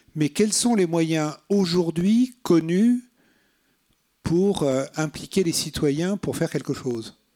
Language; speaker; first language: French; native; French